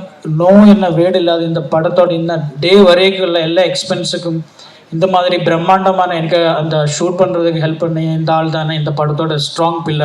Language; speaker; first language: Tamil; non-native, learner; Malayalam